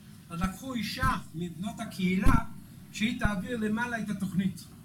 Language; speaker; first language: Hebrew; native; Hebrew